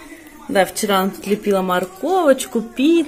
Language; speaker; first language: Russian; native; Russian